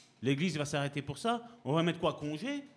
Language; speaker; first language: French; native; French